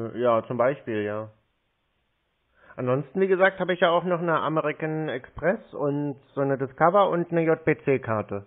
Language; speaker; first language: German; native; German